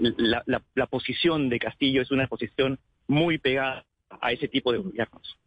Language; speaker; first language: Spanish; native; Spanish